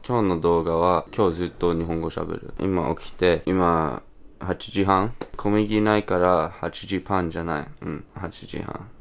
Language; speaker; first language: Japanese; non-native, learner; English